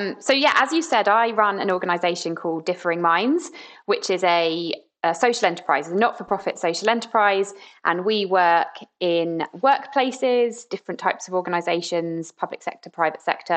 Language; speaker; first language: English; native; English